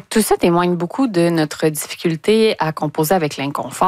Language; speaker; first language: French; native; French